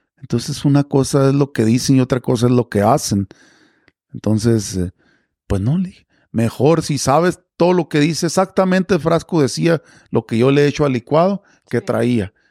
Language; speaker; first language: Spanish; native; Spanish